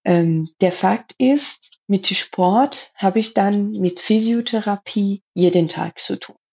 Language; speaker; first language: German; non-native, learner; Persian